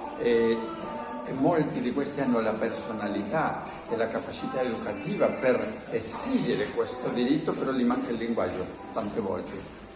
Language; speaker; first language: Italian; non-native, fluent; Spanish